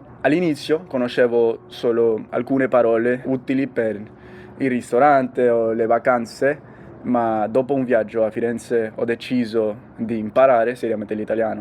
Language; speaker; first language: Italian; non-native, fluent; English